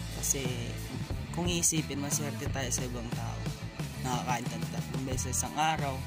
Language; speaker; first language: Filipino; native; Filipino